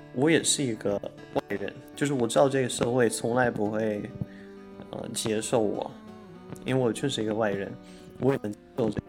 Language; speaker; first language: Chinese; non-native, fluent; Russian